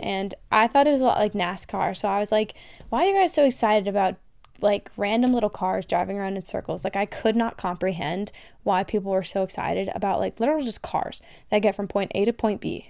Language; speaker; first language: English; native; English